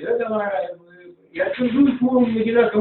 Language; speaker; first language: Hebrew; non-native, learner; Russian